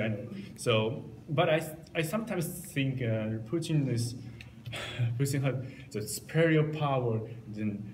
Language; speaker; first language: English; non-native, learner; Japanese